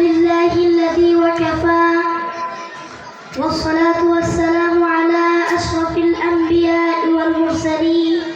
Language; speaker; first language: Arabic; non-native, learner; Bangla